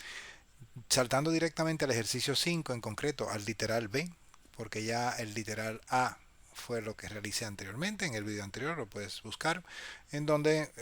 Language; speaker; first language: Spanish; native; Spanish